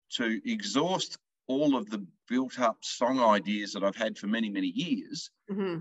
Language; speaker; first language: English; native; English